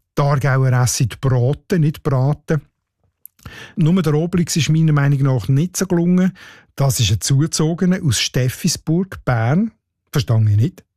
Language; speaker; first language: German; native; German